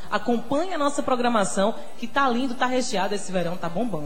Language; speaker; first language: Portuguese; native; Portuguese